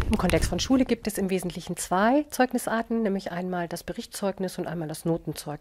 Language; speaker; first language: German; native; German